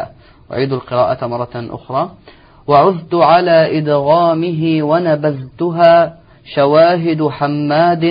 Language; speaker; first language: Arabic; native; Arabic